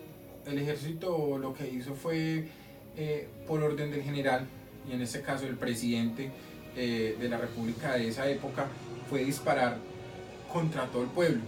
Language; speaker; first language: Spanish; native; Spanish